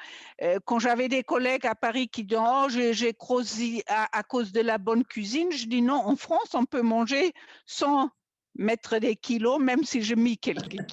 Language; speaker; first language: French; non-native, fluent; German